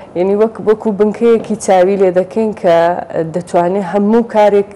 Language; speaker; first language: Central Kurdish; native; Central Kurdish